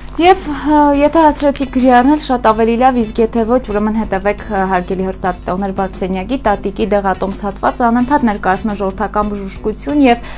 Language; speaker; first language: Armenian; native; Armenian